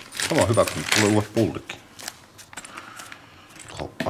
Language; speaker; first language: Finnish; native; Finnish